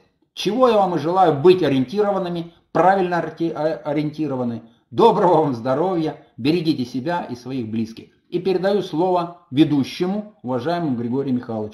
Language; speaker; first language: Russian; native; Russian